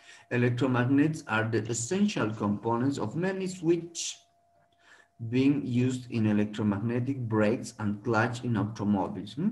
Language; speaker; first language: English; non-native, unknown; Spanish